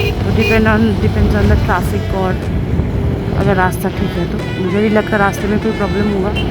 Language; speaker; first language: Hindi; non-native, local second language; Bangla